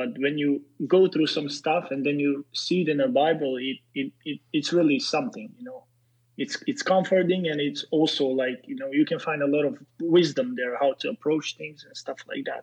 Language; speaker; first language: English; non-native, fluent; Serbian